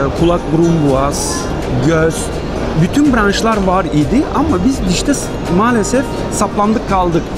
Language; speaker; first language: Turkish; early bilingual, heritage; Turkish